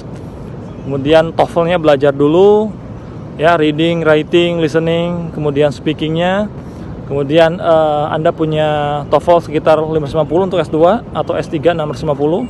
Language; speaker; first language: Indonesian; non-native, local second language; Sundanese